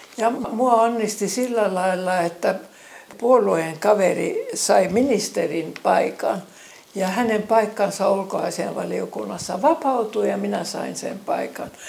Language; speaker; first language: Finnish; early bilingual, other home language; Estonian